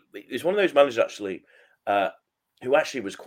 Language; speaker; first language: English; native; English